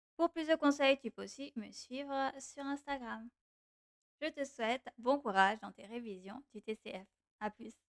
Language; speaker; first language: French; non-native, fluent; Portuguese